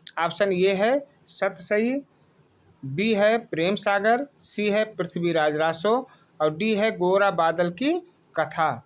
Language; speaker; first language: Hindi; native; Hindi